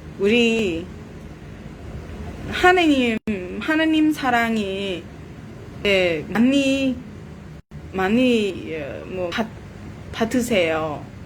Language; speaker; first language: Korean; non-native, learner; Vietnamese